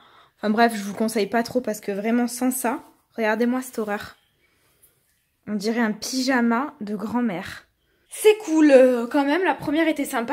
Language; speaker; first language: French; native; French